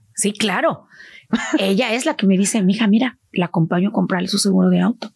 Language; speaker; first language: Spanish; native; Spanish